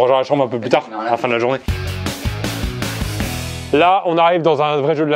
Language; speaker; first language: French; native; French